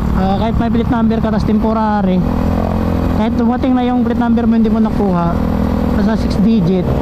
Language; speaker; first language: Filipino; non-native, local second language; Cebuano